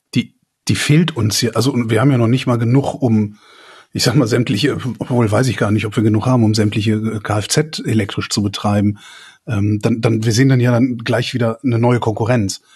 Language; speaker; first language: German; native; German